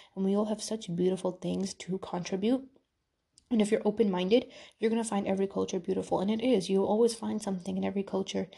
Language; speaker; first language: English; early bilingual, other home language; Urdu